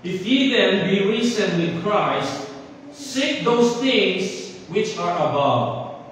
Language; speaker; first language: English; non-native, local second language; Filipino